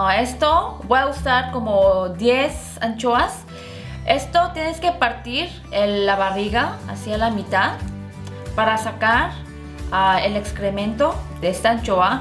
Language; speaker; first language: Spanish; non-native, fluent; Korean